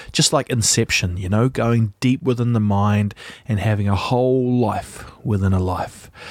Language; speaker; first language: English; native; English